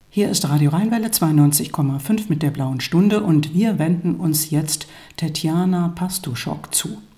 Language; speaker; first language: German; native; German